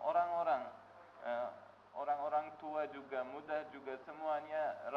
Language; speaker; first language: Indonesian; non-native, learner; Uzbek